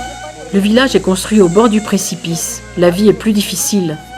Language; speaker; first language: French; native; French